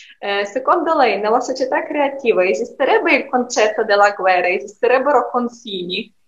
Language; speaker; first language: Italian; non-native, fluent; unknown